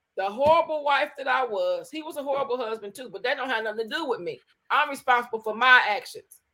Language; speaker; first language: English; native; English